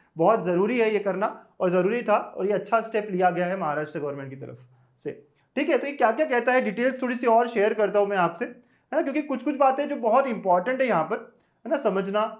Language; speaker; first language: Hindi; native; Hindi